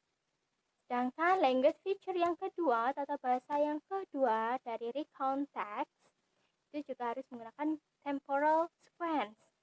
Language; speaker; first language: Indonesian; native; Indonesian